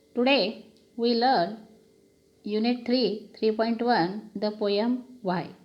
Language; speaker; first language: English; non-native, local second language; Marathi